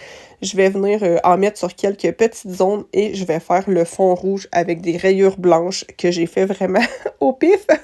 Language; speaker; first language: French; native; French